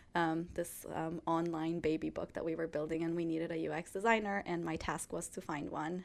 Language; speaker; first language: English; non-native, fluent; Spanish